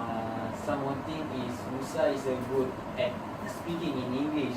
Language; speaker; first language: English; non-native, learner; Malay